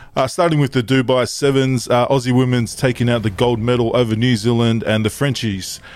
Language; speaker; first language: English; early bilingual, other home language; Tongan